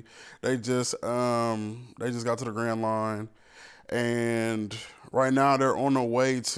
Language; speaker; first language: English; native; English